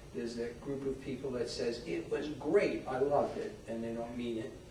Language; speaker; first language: English; native; English